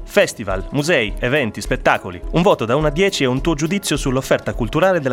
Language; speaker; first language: Italian; native; Italian